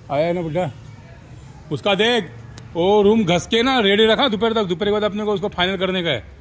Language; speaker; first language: Hindi; non-native, local second language; Marathi